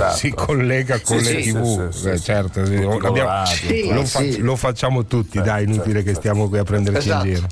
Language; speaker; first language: Italian; native; Italian